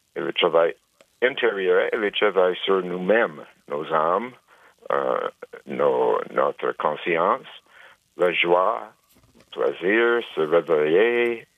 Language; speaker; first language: French; non-native, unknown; English